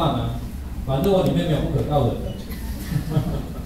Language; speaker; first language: Chinese; native; Chinese